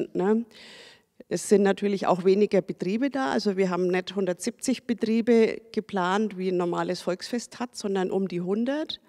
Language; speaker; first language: German; native; German